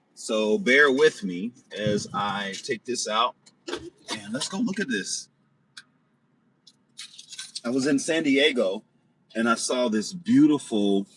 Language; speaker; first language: English; native; English